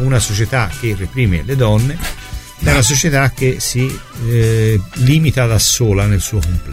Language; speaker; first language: Italian; native; Italian